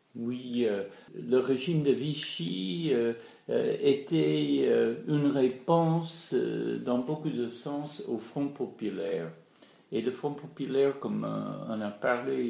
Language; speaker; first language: French; non-native, fluent; English